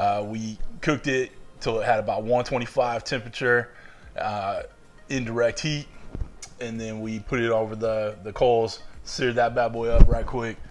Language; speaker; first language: English; native; English